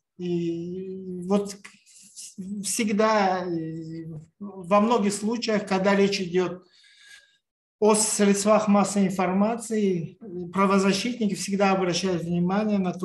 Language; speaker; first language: Russian; non-native, local second language; Tajik